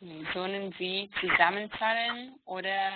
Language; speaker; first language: German; non-native, learner; Hebrew